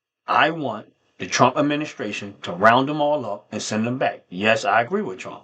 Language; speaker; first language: English; native; English